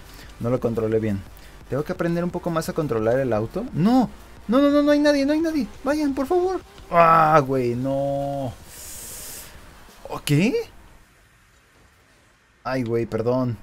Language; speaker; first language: Spanish; native; Spanish